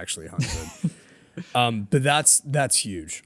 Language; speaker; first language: English; native; English